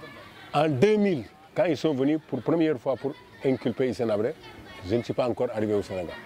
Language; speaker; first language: French; non-native, local second language; Wolof